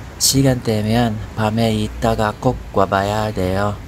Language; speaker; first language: Korean; non-native, learner; English